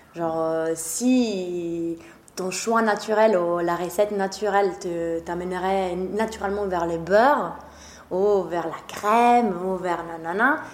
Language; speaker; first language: French; non-native, fluent; Italian